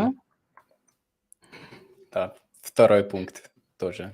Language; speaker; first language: Russian; non-native, fluent; English